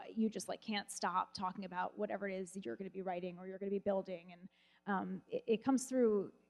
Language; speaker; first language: English; native; English